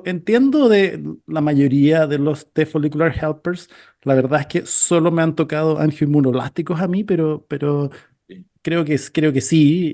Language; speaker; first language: Spanish; native; Spanish